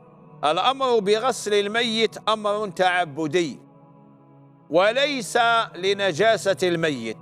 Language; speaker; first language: Arabic; native; Arabic